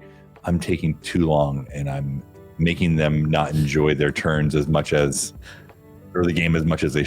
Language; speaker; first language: English; native; English